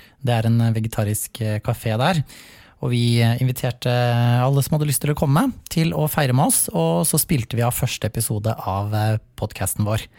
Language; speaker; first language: Norwegian; native; Norwegian